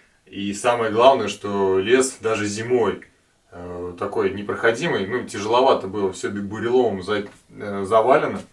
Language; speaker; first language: Russian; native; Russian